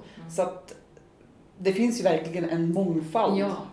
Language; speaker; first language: Swedish; native; Swedish